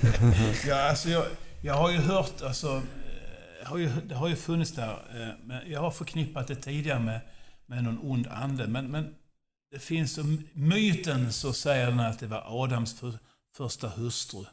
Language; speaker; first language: Swedish; non-native, fluent; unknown